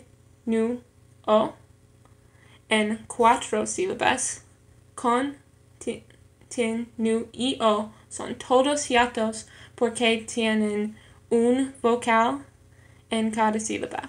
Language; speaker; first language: Spanish; non-native, learner; English